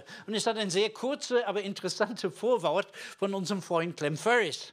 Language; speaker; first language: German; non-native, fluent; English